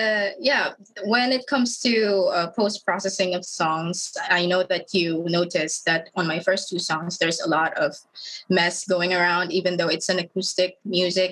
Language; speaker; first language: English; non-native, local second language; Filipino